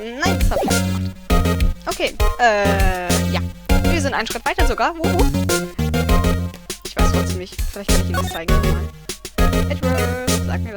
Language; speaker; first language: German; native; German